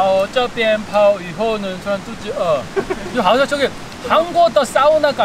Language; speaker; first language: Chinese; non-native, learner; Korean